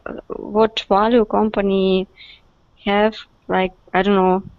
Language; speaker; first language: English; non-native, learner; Russian